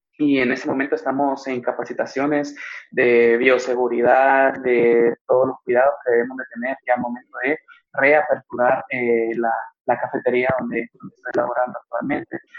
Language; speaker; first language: Spanish; native; Spanish